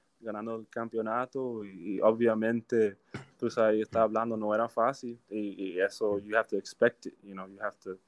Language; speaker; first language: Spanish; early bilingual, heritage; English